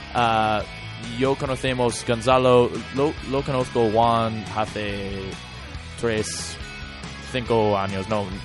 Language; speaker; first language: Spanish; non-native, learner; English